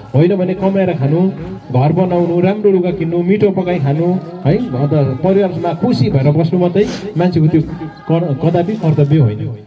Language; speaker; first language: Nepali; native; Nepali